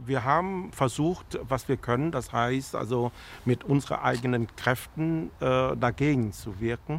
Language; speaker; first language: German; non-native, fluent; Vietnamese